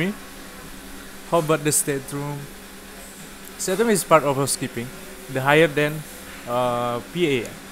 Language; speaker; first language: English; non-native, learner; Indonesian